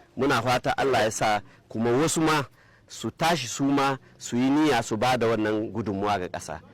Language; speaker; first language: Hausa; non-native, local second language; Fula